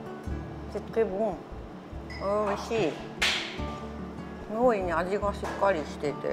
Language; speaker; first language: French; non-native, learner; Japanese